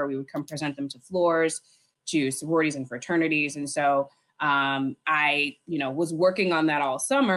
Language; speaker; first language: English; native; English